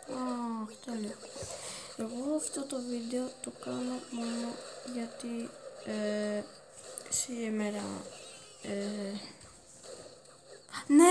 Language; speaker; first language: Greek; early bilingual, heritage; Greek